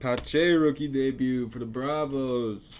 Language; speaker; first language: English; native; English